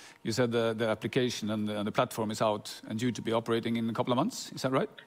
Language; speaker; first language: English; non-native, fluent; Norwegian